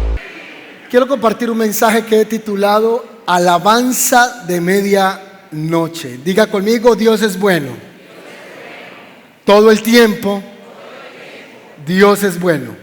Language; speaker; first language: Spanish; native; Spanish